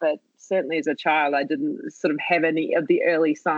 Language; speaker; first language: English; native; English